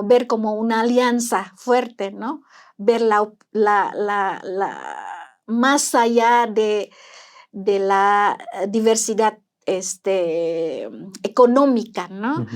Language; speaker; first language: Spanish; non-native, fluent; Indonesian